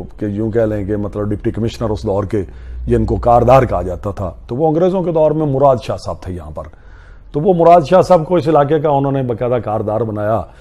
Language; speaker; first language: Urdu; non-native, local second language; Punjabi